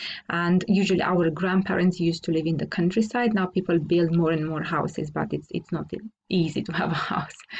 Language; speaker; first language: English; non-native, fluent; Romanian